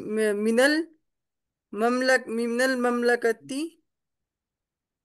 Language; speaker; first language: Arabic; non-native, learner; Urdu